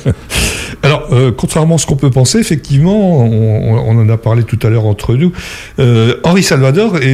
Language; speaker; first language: French; native; French